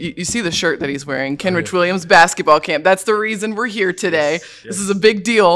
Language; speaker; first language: English; native; English